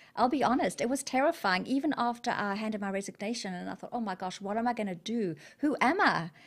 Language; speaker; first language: English; native; English